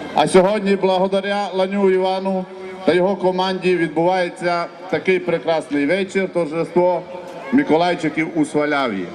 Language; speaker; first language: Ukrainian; native; Ukrainian